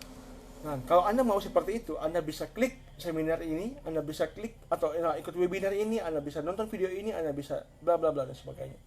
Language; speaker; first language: Indonesian; native; Indonesian